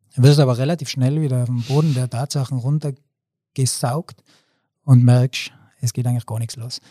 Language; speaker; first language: German; native; German